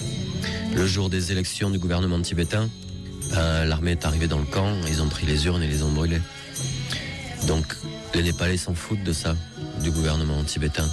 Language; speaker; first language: French; native; French